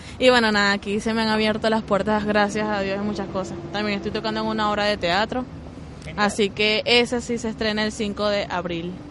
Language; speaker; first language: Spanish; native; Spanish